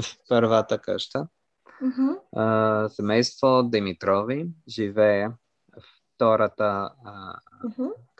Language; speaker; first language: Bulgarian; non-native, learner; French